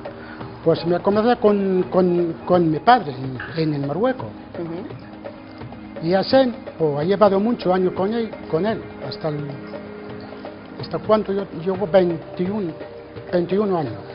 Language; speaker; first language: Spanish; non-native, learner; Arabic